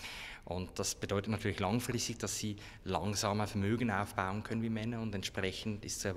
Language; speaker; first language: German; native; German